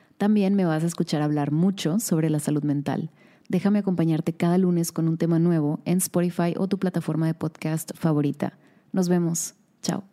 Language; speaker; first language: Spanish; native; Spanish